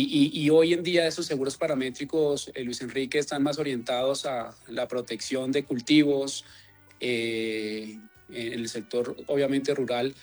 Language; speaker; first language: Spanish; native; Spanish